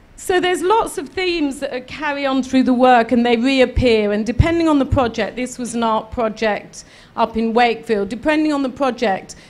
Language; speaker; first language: English; native; English